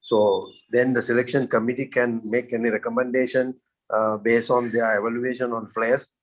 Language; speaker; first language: English; non-native, local second language; Sinhala